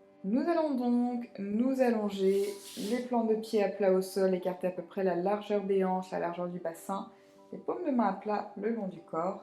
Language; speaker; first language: French; native; French